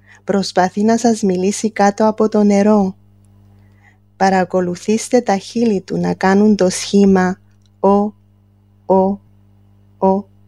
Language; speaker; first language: Greek; non-native, local second language; Armenian